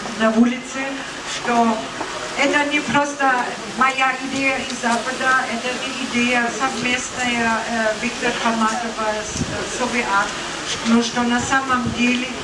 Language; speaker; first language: Russian; non-native, fluent; German